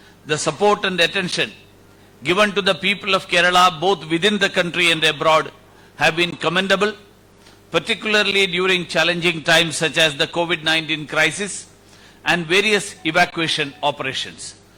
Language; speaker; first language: English; non-native, local second language; Malayalam